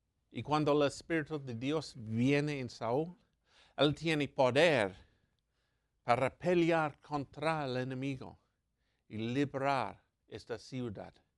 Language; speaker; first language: Spanish; non-native, learner; English